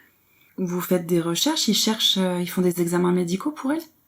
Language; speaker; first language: French; native; French